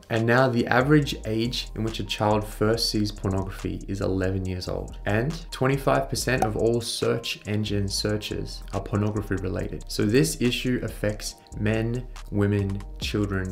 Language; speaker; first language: English; native; English